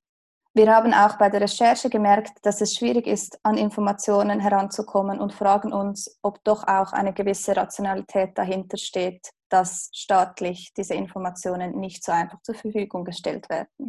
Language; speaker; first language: German; native; German